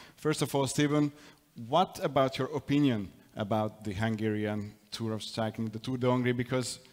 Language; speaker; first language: English; non-native, fluent; Hungarian